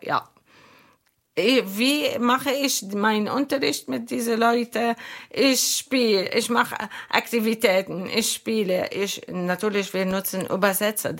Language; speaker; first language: German; non-native, fluent; Arabic